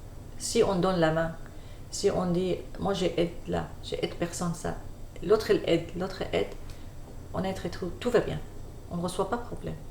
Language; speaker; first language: French; non-native, learner; Arabic